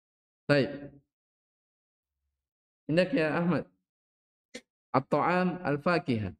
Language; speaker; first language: Arabic; non-native, fluent; Indonesian